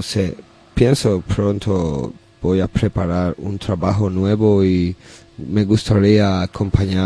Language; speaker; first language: Spanish; non-native, learner; English